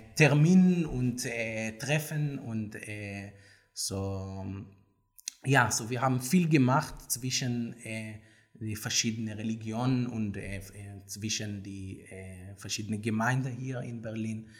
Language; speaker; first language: German; non-native, learner; Hebrew